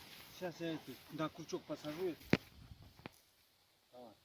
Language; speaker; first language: Russian; non-native, learner; Tajik